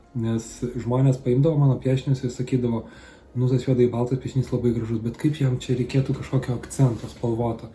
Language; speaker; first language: Lithuanian; native; Lithuanian